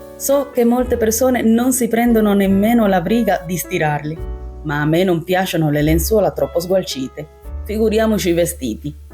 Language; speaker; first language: Italian; non-native, fluent; Spanish